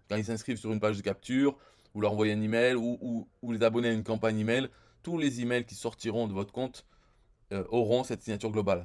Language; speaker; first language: French; native; French